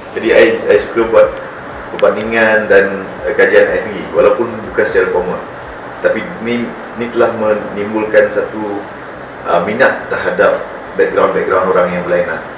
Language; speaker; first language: Malay; non-native, local second language; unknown